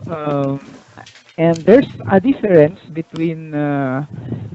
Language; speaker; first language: English; non-native, local second language; Filipino